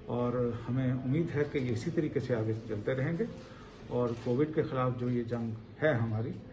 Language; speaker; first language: Urdu; non-native, local second language; Kashmiri